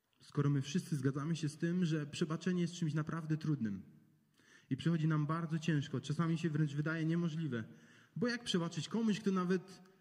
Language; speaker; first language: Polish; native; Polish